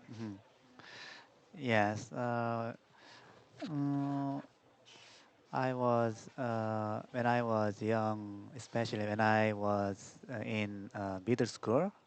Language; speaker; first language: English; non-native, learner; Korean